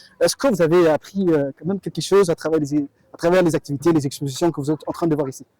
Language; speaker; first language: French; non-native, local second language; Lingala